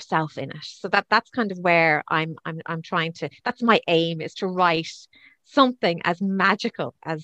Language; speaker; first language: English; native; English